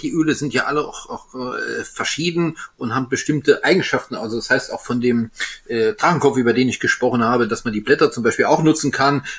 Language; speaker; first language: German; non-native, local second language; French